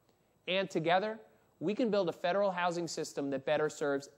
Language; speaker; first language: English; native; English